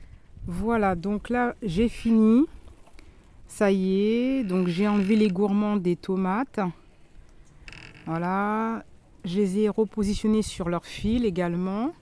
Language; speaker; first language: French; native; French